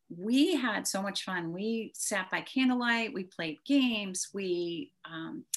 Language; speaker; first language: English; native; English